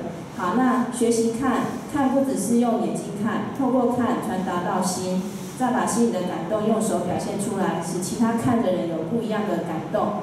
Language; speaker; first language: Chinese; native; Chinese